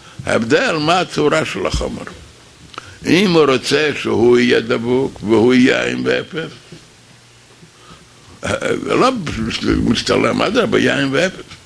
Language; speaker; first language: Hebrew; non-native, fluent; Yiddish